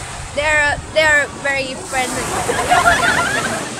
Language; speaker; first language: English; non-native, learner; Thai